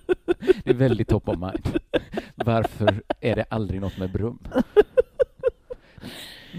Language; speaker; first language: Swedish; native; Swedish